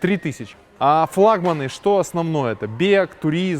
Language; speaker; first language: Russian; native; Russian